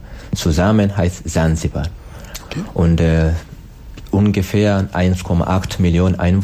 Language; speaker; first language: German; non-native, learner; Swahili